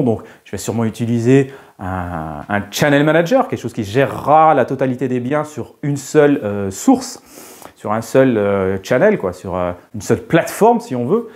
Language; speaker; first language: French; native; French